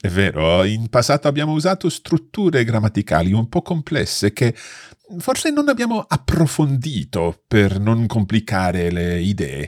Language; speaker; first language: Italian; non-native, fluent; English